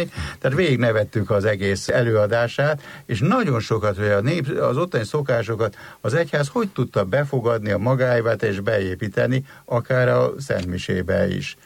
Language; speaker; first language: Hungarian; native; Hungarian